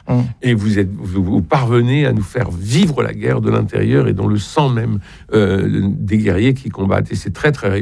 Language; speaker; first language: French; native; French